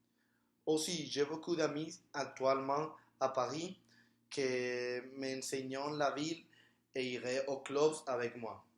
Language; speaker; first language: French; non-native, learner; Spanish